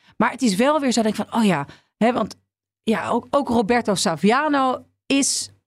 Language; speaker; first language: Dutch; native; Dutch